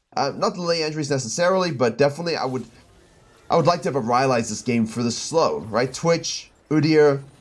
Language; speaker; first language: English; native; English